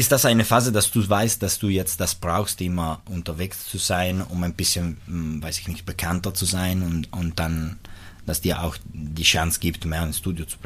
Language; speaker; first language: German; non-native, local second language; Italian